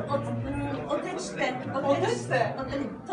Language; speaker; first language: Czech; non-native, learner; Turkish